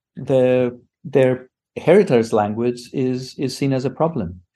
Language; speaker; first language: English; non-native, fluent; Greek